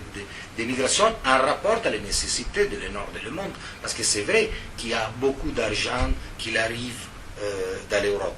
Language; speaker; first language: French; non-native, fluent; Italian